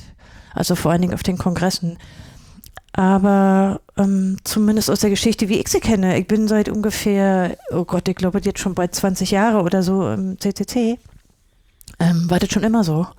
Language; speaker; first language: German; native; German